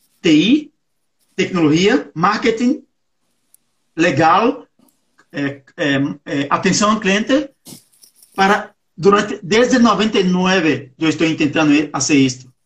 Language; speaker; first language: Portuguese; non-native, learner; Spanish